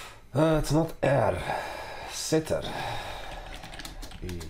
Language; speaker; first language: Swedish; non-native, learner; English